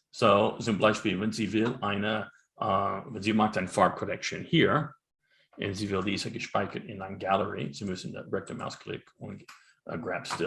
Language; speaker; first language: German; non-native, learner; English